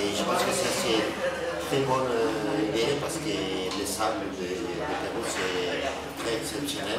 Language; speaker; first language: French; non-native, learner; Catalan